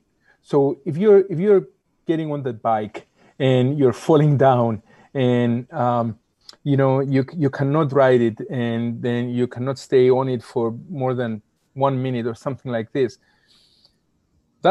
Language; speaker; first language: English; non-native, fluent; Greek